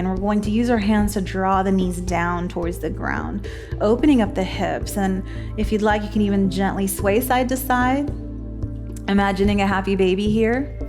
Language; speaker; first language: English; native; English